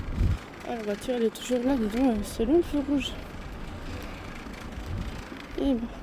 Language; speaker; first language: French; native; French